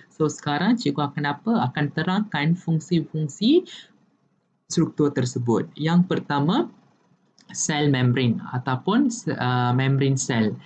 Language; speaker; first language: Malay; non-native, local second language; Tamil